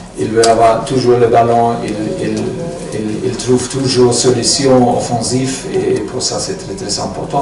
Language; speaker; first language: French; non-native, fluent; German